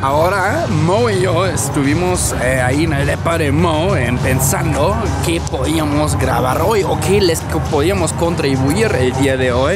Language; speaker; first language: Spanish; non-native, fluent; German